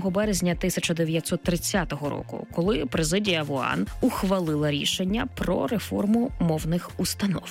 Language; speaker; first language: Ukrainian; native; Ukrainian